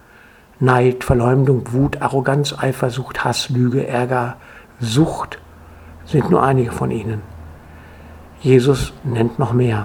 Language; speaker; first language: German; native; German